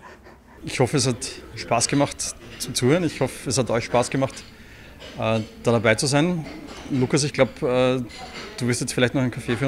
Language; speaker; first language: German; native; German